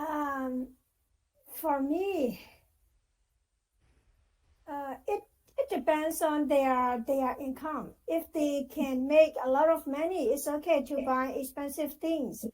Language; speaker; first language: English; non-native, fluent; Burmese